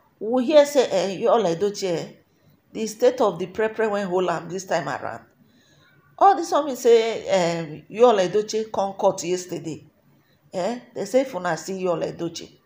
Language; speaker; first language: Nigerian Pidgin; native; Nigerian Pidgin